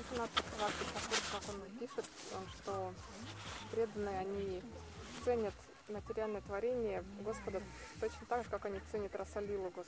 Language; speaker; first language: Russian; native; Russian